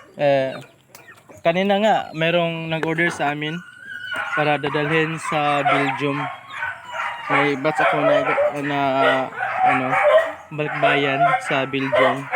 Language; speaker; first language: Filipino; non-native, local second language; Cebuano